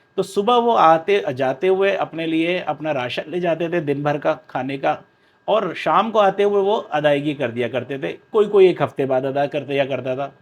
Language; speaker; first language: Urdu; native; Urdu